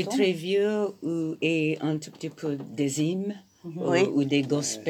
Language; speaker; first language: French; non-native, fluent; English